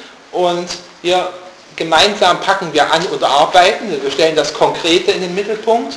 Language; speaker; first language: German; native; German